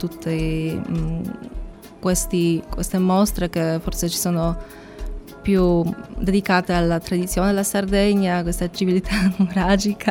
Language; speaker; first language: Italian; non-native, learner; Polish